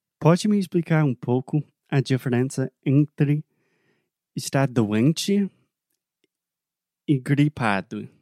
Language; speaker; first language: Portuguese; non-native, fluent; English